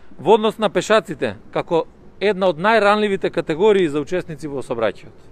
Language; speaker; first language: Macedonian; native; Macedonian